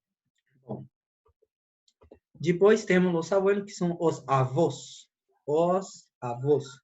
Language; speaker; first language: Portuguese; non-native, fluent; Spanish